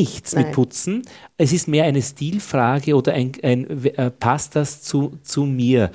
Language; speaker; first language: German; native; German